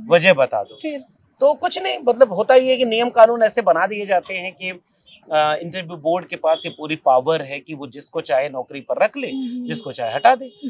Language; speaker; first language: Hindi; native; Hindi